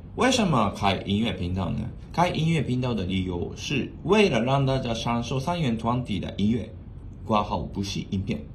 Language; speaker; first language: Chinese; non-native, fluent; Japanese